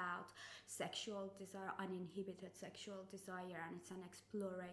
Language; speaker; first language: English; non-native, fluent; Persian